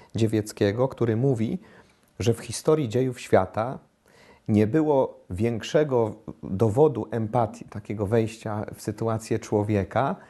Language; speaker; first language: Polish; native; Polish